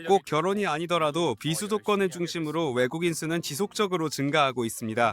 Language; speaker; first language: Korean; native; Korean